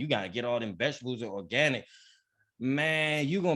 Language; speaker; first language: English; native; English